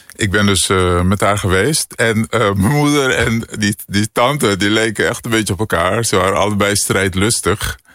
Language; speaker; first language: Dutch; native; Dutch